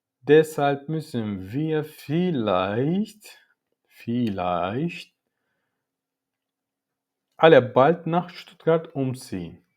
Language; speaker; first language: German; non-native, learner; Turkish